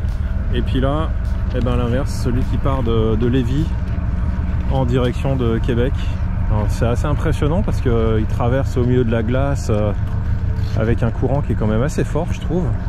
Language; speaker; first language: French; native; French